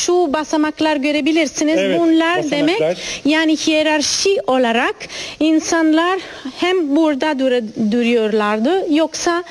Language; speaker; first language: Turkish; non-native, learner; Italian